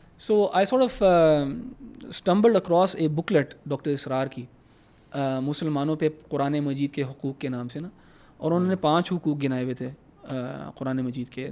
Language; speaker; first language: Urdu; native; Urdu